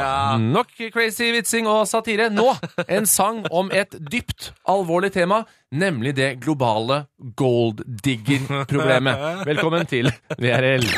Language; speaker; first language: Norwegian; native; Norwegian